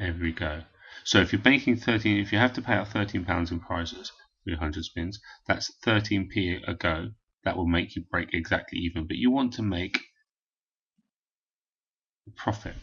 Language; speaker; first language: English; native; English